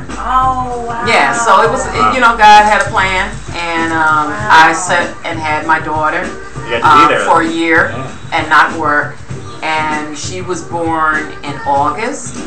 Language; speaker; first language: English; native; English